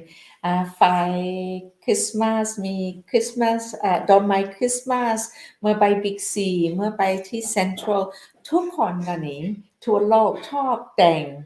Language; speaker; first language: Thai; non-native, fluent; English